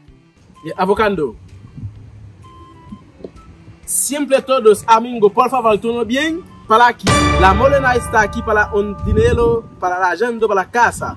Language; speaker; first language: Spanish; non-native, learner; Haitian Creole